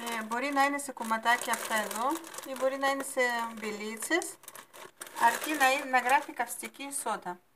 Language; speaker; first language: Greek; non-native, fluent; Russian